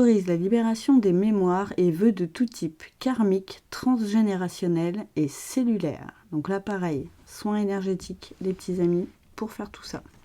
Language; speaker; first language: French; native; French